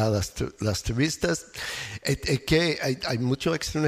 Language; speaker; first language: Spanish; non-native, learner; English